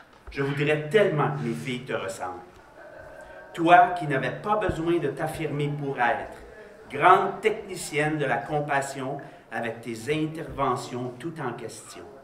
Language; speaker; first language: French; native; French